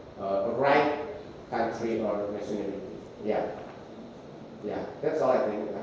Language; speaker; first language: English; non-native, fluent; Indonesian